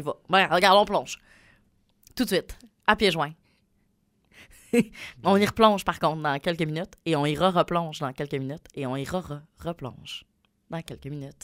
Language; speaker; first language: French; native; French